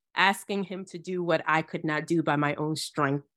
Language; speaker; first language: English; early bilingual, other home language; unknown